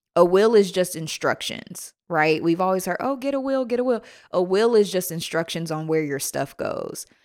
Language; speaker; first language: English; native; English